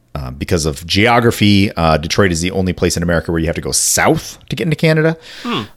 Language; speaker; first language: English; native; English